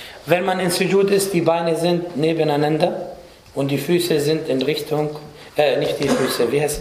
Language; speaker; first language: German; non-native, fluent; Arabic